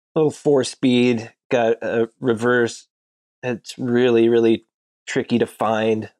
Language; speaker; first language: English; native; English